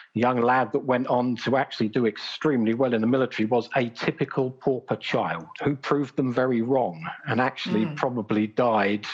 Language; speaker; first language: English; native; English